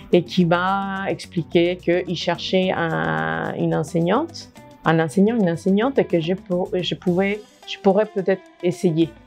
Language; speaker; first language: French; non-native, fluent; Spanish